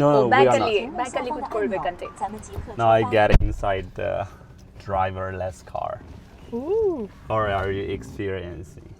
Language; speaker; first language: English; non-native, learner; Chinese